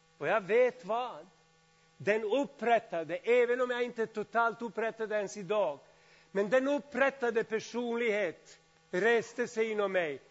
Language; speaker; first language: Swedish; non-native, fluent; Serbian